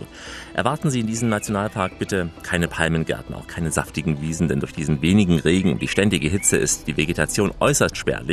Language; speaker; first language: German; native; German